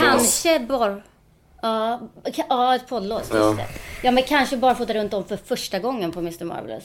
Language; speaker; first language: Swedish; native; Swedish